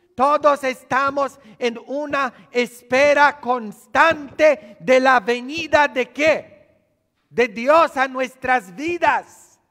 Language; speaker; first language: Spanish; non-native, fluent; Polish